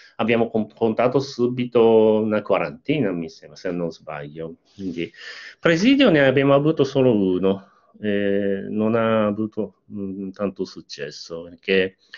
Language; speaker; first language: Italian; non-native, fluent; Japanese